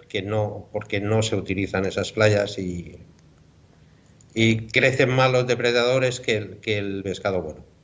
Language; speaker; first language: Spanish; native; Spanish